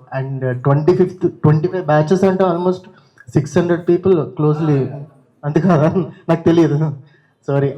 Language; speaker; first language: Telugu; native; Telugu